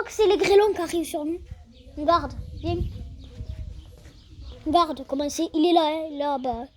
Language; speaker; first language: French; native; French